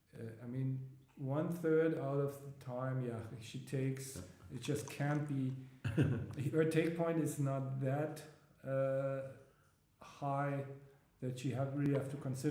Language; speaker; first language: English; non-native, fluent; German